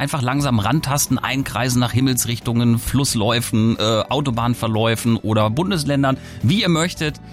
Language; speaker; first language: German; native; German